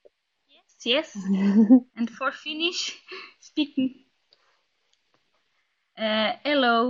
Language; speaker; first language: English; non-native, learner; Portuguese